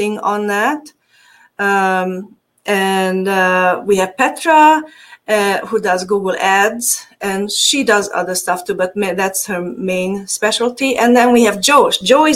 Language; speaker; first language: English; non-native, fluent; Hungarian